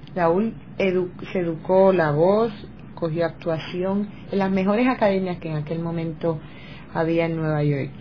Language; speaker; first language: Spanish; native; Spanish